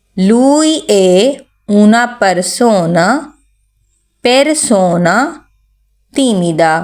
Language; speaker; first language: Italian; non-native, learner; Urdu